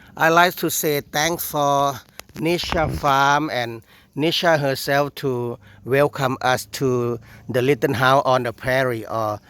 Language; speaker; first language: English; non-native, learner; Thai